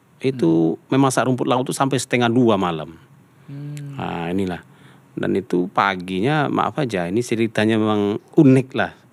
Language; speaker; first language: Indonesian; non-native, local second language; Minangkabau